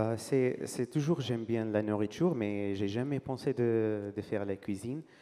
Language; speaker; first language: French; non-native, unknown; Arabic